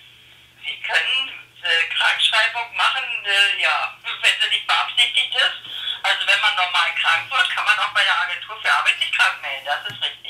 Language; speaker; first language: German; native; German